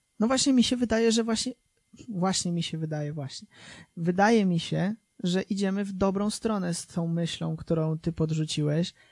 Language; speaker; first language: Polish; native; Polish